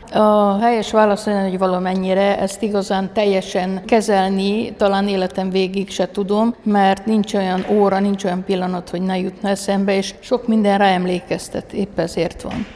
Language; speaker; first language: Hungarian; native; Hungarian